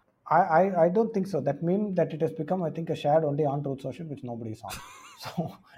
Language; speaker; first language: English; non-native, local second language; Tamil